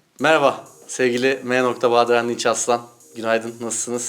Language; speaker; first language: Turkish; native; Turkish